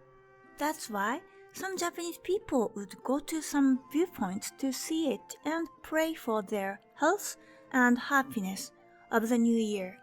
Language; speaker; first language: English; non-native, fluent; Japanese